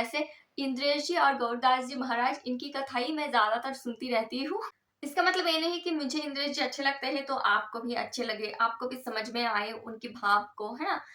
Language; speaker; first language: Hindi; non-native, local second language; Bangla